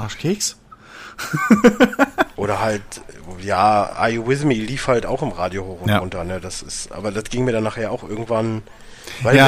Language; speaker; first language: German; native; German